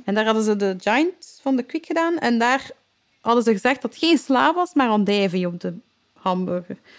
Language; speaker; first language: Dutch; native; Dutch